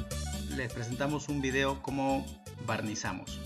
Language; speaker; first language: Spanish; native; Spanish